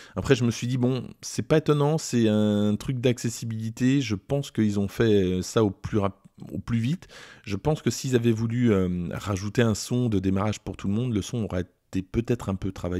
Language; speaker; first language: French; native; French